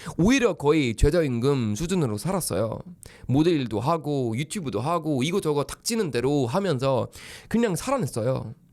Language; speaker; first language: Korean; non-native, fluent; Swedish